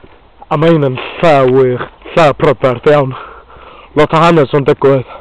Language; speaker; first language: Welsh; non-native, learner; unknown